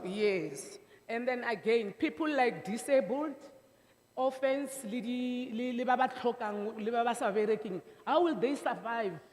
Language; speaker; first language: English; non-native, local second language; Northern Sotho